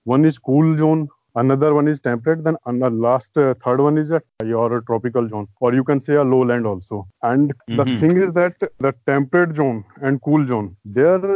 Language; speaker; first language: English; non-native, local second language; Hindi